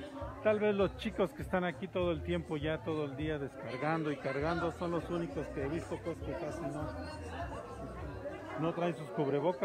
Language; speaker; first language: Spanish; native; Spanish